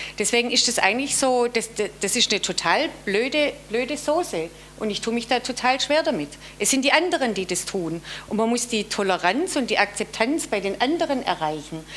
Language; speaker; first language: German; native; German